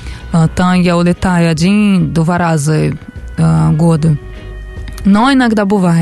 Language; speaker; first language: Russian; non-native, learner; Portuguese